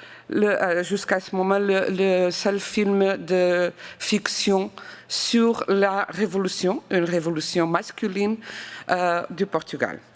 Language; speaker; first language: French; non-native, fluent; Portuguese